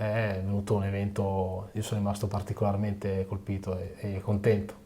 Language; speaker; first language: Italian; native; Italian